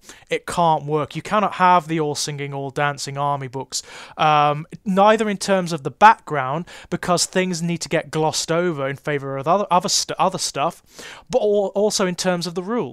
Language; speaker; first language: English; native; English